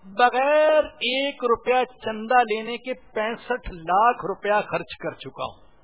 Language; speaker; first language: Urdu; native; Urdu